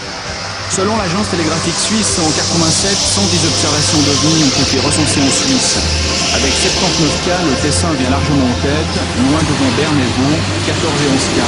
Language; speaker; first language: French; native; French